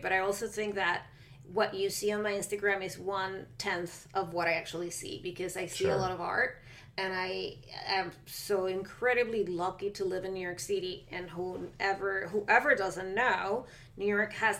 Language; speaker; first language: English; non-native, fluent; Spanish